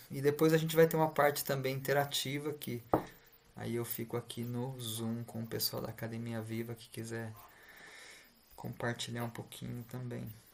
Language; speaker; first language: Portuguese; native; Portuguese